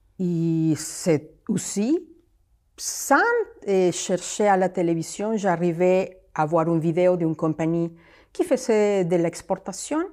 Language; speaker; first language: French; non-native, fluent; Spanish